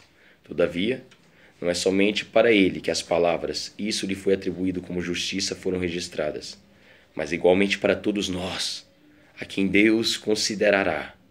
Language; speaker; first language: Portuguese; native; Portuguese